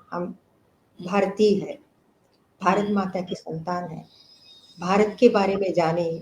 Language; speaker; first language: Hindi; non-native, local second language; Telugu